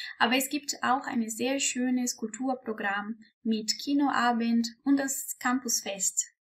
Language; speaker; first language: German; non-native, fluent; Portuguese